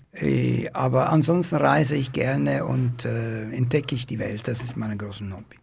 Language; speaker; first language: German; non-native, fluent; Italian